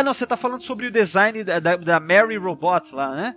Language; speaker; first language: Portuguese; native; Portuguese